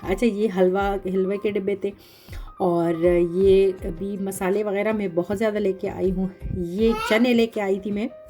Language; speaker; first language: Urdu; non-native, local second language; Pashto